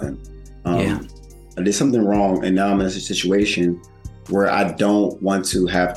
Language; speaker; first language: English; native; English